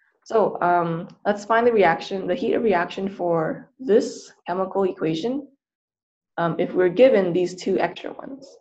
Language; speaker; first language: English; native; English